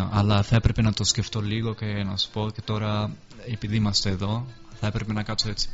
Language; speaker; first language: Greek; non-native, fluent; Italian